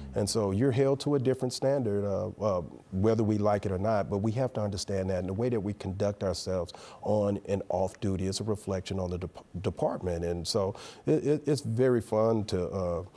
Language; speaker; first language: English; native; English